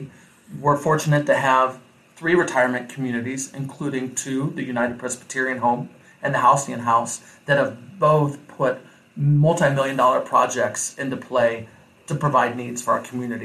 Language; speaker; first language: English; native; English